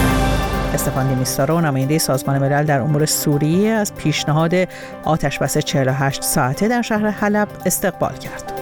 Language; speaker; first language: Persian; native; Persian